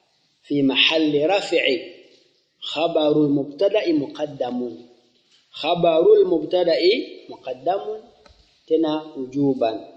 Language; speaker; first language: Arabic; non-native, fluent; Swahili